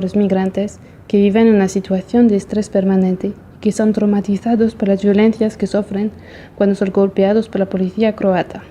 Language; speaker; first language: Spanish; non-native, fluent; Portuguese